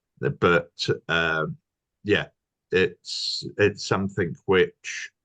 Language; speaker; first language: English; native; English